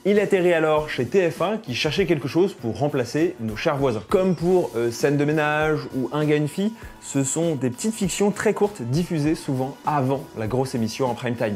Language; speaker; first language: French; native; French